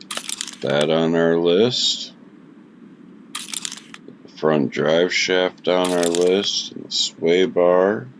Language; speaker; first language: English; native; English